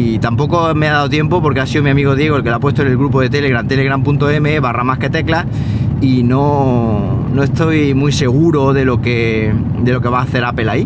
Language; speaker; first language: Spanish; native; Spanish